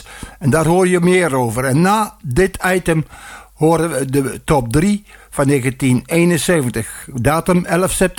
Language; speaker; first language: Dutch; native; Dutch